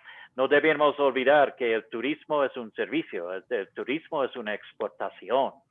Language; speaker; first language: Spanish; non-native, fluent; English